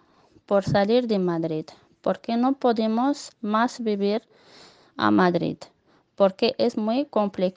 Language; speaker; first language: Spanish; non-native, learner; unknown